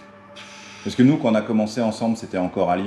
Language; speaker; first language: French; native; French